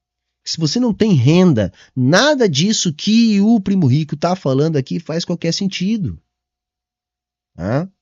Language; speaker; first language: Portuguese; native; Portuguese